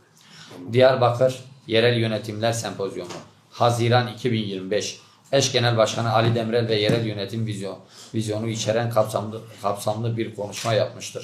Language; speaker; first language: Turkish; native; Turkish